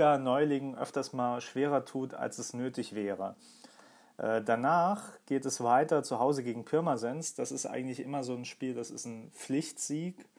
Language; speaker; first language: German; native; German